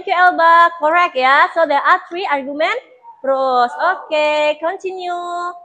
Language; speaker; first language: English; non-native, fluent; Indonesian